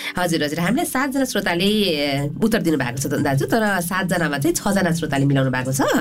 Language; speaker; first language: Nepali; native; Nepali